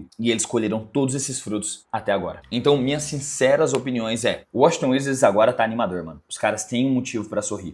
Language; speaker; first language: Portuguese; native; Portuguese